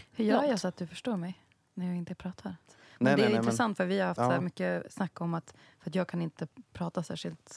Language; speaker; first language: Swedish; native; Swedish